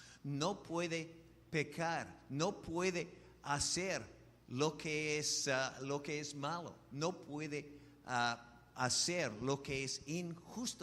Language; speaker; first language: Spanish; non-native, fluent; English